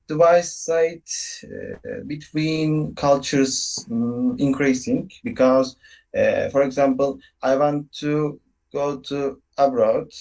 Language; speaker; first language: English; non-native, learner; Turkish